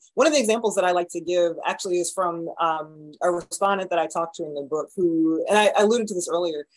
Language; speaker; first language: English; native; English